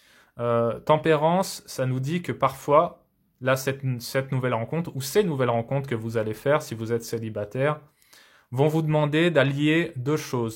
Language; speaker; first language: French; native; French